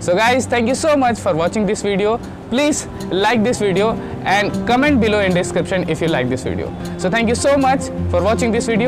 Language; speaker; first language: English; non-native, local second language; Hindi